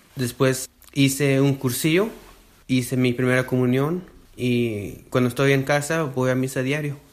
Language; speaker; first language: Spanish; early bilingual, heritage; Spanish